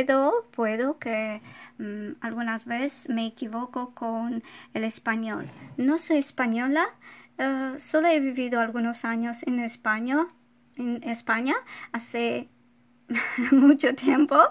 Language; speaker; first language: Spanish; non-native, fluent; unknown